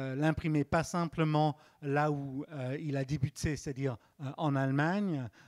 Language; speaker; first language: French; native; French